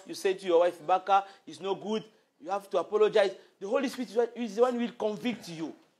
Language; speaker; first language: English; non-native, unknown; Lingala